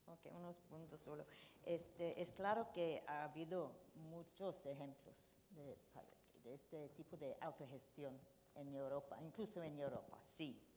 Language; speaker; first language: Spanish; non-native, fluent; English